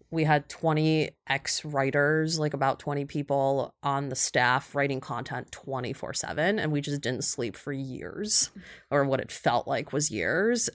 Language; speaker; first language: English; early bilingual, other home language; Russian